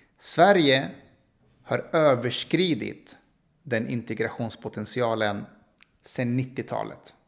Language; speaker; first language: Swedish; early bilingual, other home language; Persian